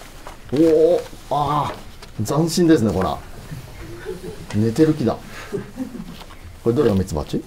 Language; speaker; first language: Japanese; native; Japanese